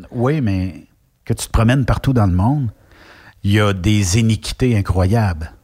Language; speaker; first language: French; native; French